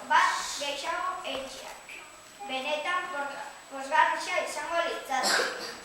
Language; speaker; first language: Basque; native; Basque